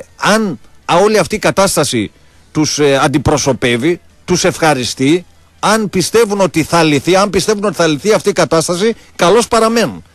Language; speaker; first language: Greek; native; Greek